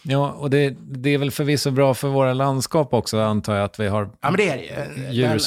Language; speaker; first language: Swedish; native; Swedish